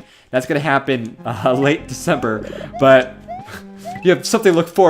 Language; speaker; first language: English; native; English